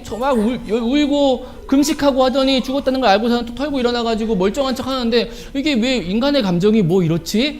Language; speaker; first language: Korean; native; Korean